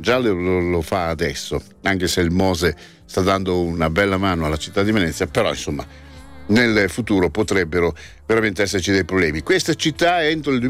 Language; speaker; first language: Italian; native; Italian